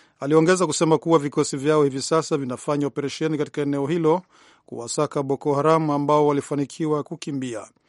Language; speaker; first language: Swahili; non-native, local second language; Rundi